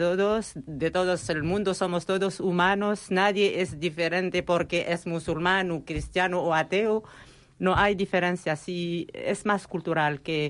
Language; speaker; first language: Spanish; non-native, learner; Arabic